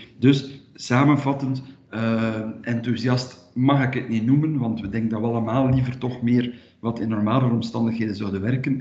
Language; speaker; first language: Dutch; native; Dutch